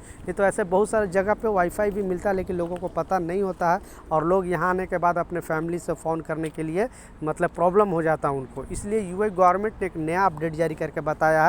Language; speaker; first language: Hindi; native; Hindi